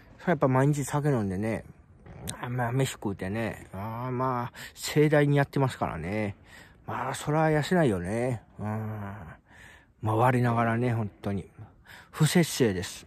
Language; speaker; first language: Japanese; native; Japanese